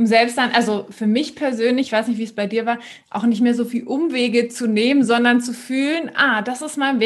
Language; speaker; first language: German; native; German